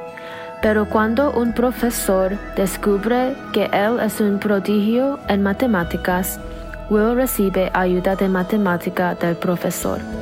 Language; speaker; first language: Spanish; non-native, learner; English